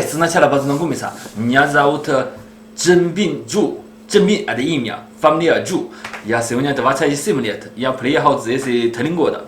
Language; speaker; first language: Russian; non-native, learner; Chinese